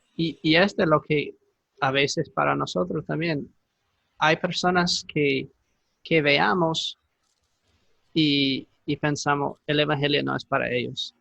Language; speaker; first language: Spanish; non-native, fluent; English